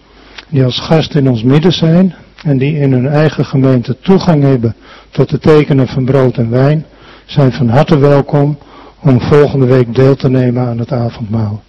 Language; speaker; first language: Dutch; native; Dutch